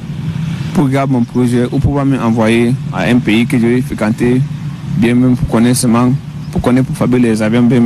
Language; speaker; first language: French; non-native, learner; English